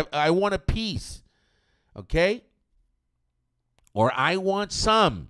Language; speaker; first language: English; non-native, fluent; Portuguese